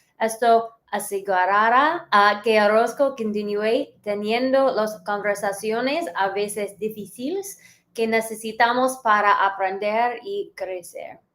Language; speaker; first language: Spanish; early bilingual, heritage; English